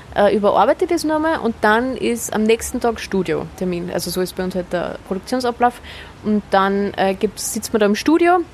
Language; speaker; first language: German; native; German